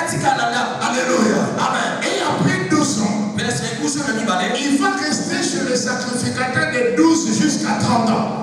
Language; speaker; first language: French; non-native, local second language; Lingala